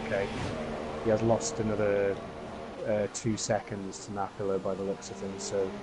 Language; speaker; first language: English; native; English